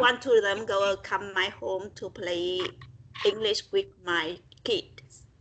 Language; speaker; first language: English; non-native, learner; Vietnamese